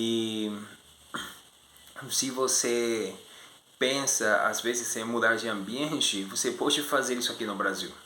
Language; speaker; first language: Portuguese; non-native, fluent; Spanish